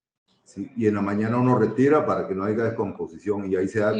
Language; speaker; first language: Spanish; native; Spanish